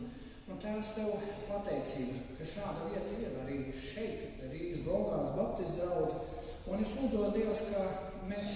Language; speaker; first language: Latvian; native; Latvian